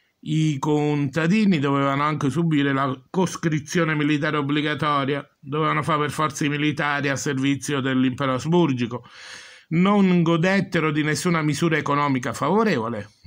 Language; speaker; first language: Italian; native; Italian